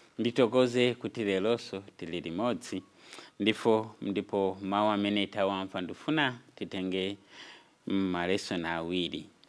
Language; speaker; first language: Nyanja; non-native, fluent; Nyankole